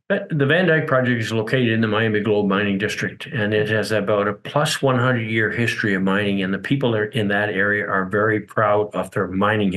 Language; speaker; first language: English; native; English